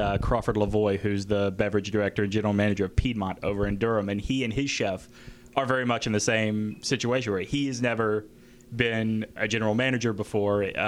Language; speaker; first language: English; native; English